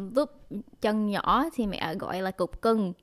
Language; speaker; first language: Vietnamese; early bilingual, heritage; Vietnamese